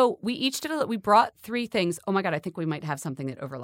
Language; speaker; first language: English; native; English